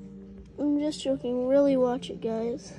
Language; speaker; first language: English; native; English